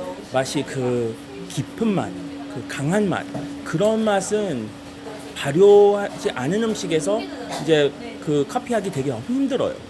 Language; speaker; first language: Korean; early bilingual, heritage; Korean